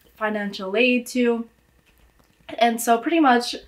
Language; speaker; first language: English; native; English